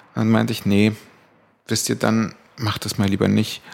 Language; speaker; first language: German; native; German